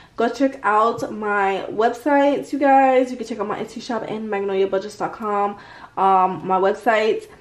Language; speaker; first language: English; native; English